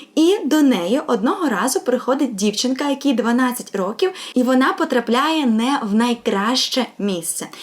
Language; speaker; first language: Ukrainian; non-native, local second language; Russian